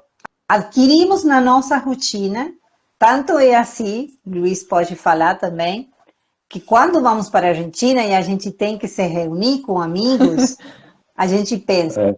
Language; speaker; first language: Portuguese; non-native, fluent; Spanish